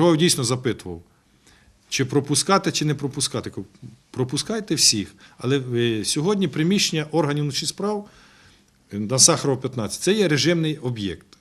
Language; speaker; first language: Ukrainian; native; Ukrainian